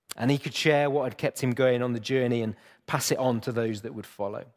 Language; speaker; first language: English; native; English